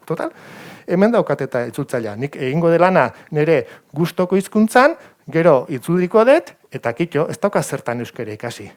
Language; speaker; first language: Basque; native; Basque